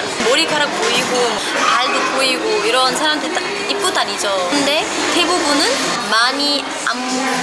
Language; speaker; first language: Korean; non-native, local second language; Arabic